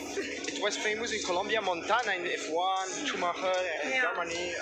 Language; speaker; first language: English; non-native, learner; French